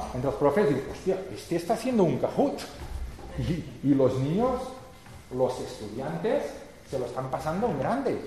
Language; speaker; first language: Spanish; non-native, local second language; Catalan